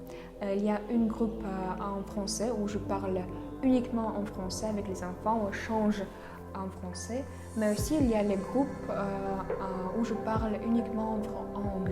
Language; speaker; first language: French; non-native, fluent; Russian